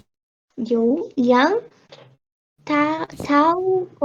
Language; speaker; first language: Chinese; non-native, learner; Portuguese